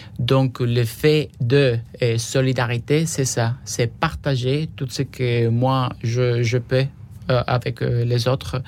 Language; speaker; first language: French; non-native, fluent; Spanish